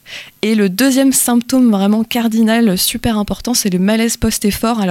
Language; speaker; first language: French; native; French